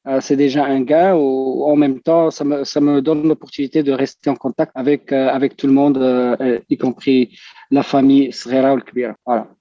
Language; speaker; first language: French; non-native, local second language; Arabic